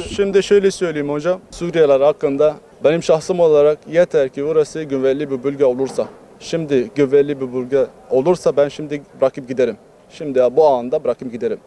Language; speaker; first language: Turkish; non-native, fluent; Arabic